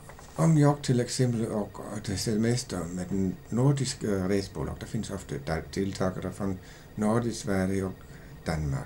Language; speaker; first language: Swedish; non-native, learner; Danish